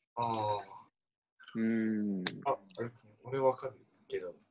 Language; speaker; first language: Japanese; native; Japanese